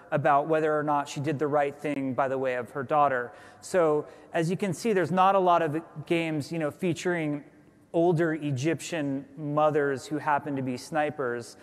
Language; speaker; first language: English; native; English